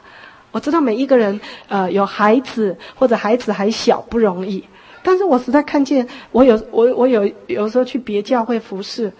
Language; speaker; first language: Chinese; native; Chinese